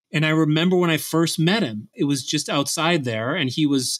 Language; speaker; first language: English; native; English